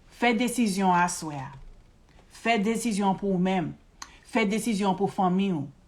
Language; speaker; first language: Haitian Creole; early bilingual, heritage; Haitian Creole